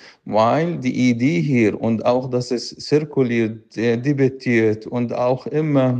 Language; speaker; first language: German; non-native, fluent; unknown